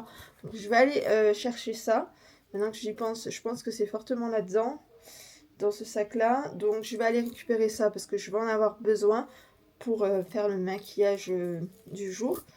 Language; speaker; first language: French; native; French